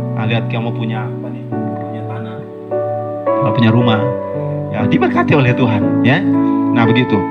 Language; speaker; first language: Indonesian; native; Indonesian